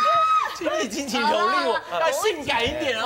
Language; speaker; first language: Chinese; native; Chinese